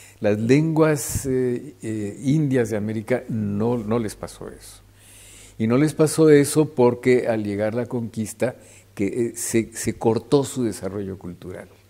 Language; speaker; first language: Spanish; native; Spanish